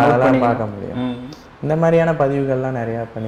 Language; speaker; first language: Tamil; native; Tamil